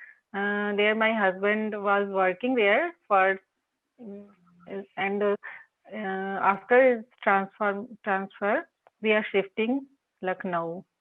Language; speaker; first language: English; non-native, local second language; Hindi